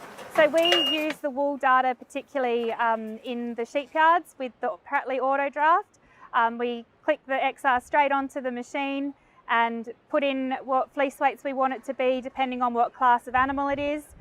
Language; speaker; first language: English; native; English